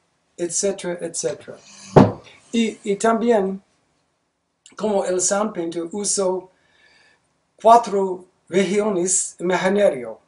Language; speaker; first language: Spanish; non-native, learner; English